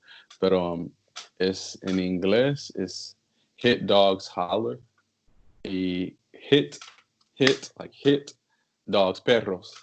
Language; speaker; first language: Spanish; non-native, learner; English